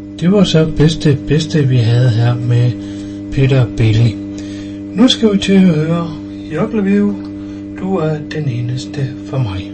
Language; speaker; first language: Danish; native; Danish